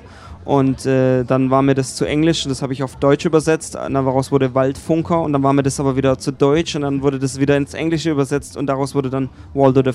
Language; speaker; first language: German; native; German